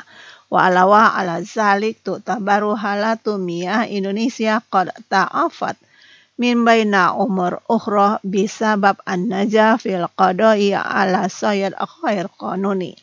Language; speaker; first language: Arabic; non-native, fluent; Indonesian